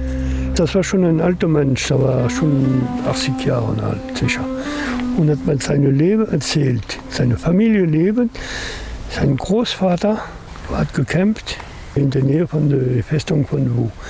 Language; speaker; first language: German; non-native, learner; French